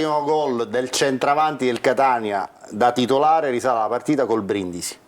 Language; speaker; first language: Italian; native; Italian